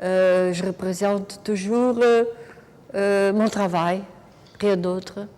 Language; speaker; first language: French; non-native, fluent; Portuguese